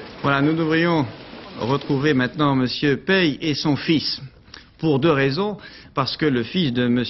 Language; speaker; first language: French; native; French